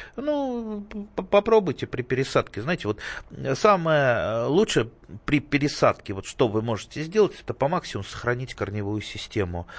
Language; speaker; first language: Russian; native; Russian